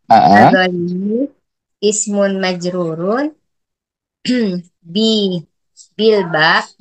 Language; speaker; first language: Arabic; non-native, learner; Indonesian